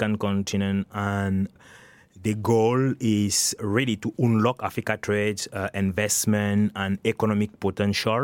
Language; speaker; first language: English; non-native, local second language; French